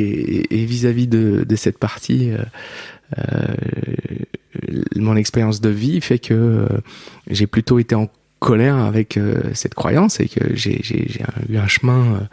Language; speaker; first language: French; native; French